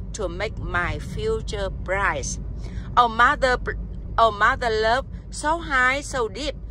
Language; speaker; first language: English; non-native, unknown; Vietnamese